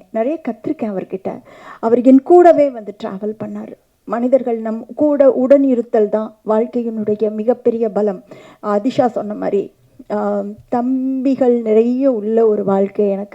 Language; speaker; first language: Tamil; native; Tamil